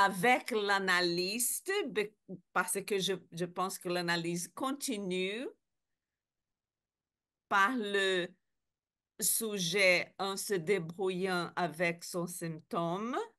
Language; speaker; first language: French; non-native, learner; Spanish